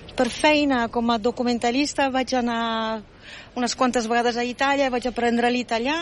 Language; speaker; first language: Catalan; non-native, fluent; Spanish